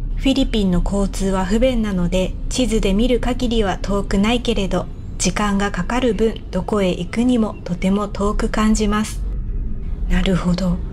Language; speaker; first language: Japanese; native; Japanese